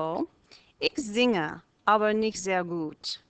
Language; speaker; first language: German; non-native, fluent; English